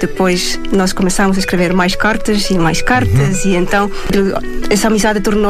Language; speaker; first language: Portuguese; non-native, fluent; Estonian